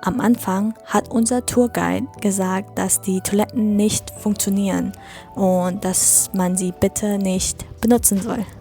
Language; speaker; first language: German; non-native, fluent; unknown